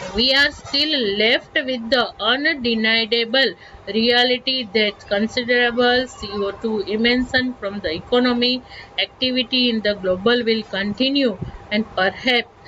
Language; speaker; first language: English; non-native, local second language; Gujarati